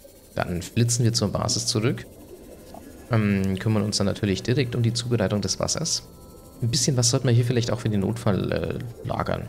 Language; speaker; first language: German; native; German